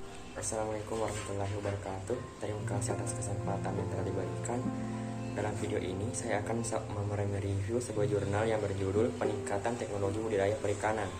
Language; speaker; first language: Indonesian; native; Indonesian